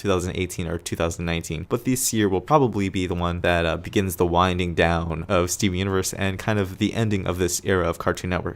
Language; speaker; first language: English; native; English